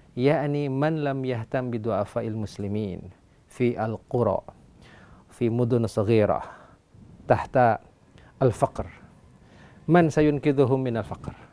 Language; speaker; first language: Arabic; non-native, fluent; Indonesian